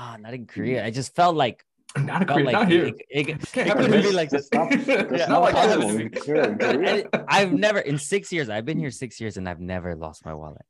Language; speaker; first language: English; native; English